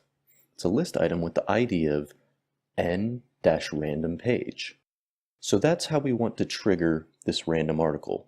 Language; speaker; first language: English; native; English